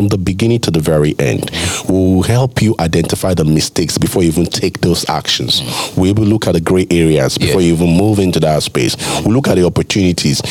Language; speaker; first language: English; non-native, local second language; Yoruba